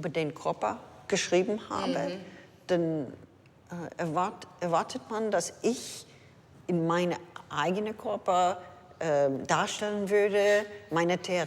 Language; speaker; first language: German; non-native, learner; English